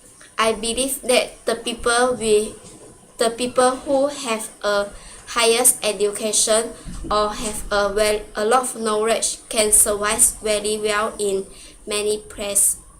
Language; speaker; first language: English; non-native, local second language; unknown